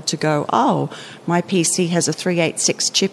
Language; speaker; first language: English; native; English